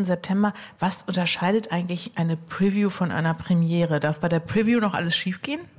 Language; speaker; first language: German; native; German